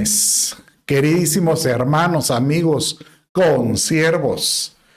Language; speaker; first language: Spanish; native; Spanish